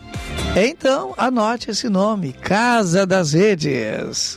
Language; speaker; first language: Portuguese; native; Portuguese